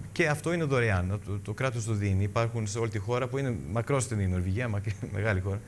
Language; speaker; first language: Greek; early bilingual, heritage; Greek